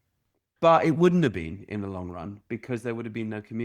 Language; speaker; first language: English; native; English